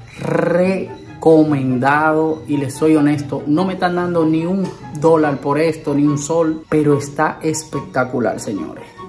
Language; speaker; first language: Spanish; native; Spanish